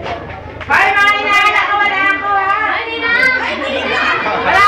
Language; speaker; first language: Filipino; native; Filipino